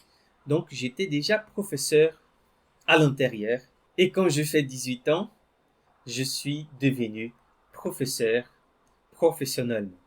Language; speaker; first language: French; non-native, fluent; Portuguese